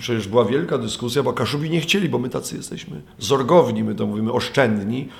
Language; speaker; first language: Polish; native; Polish